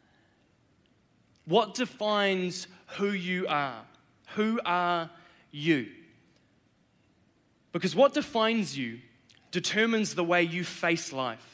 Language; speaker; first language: English; native; English